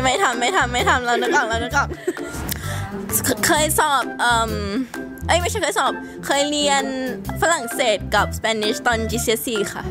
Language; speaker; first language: Thai; early bilingual, heritage; Thai